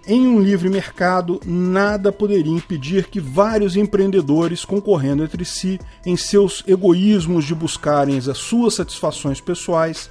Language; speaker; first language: Portuguese; native; Portuguese